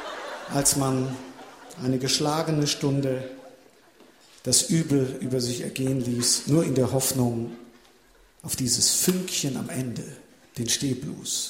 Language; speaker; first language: German; native; German